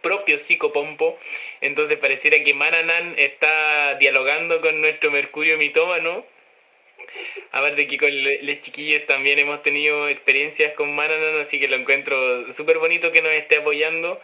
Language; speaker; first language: Spanish; native; Spanish